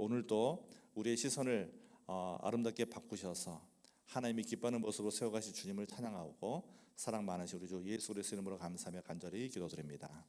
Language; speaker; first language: Korean; native; Korean